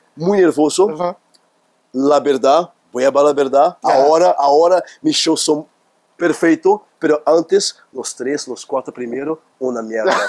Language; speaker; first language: Spanish; non-native, learner; Portuguese